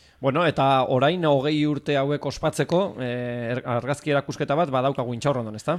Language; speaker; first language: Basque; native; Basque